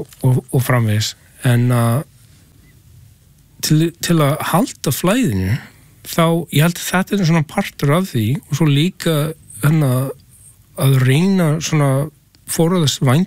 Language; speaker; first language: Icelandic; non-native, learner; English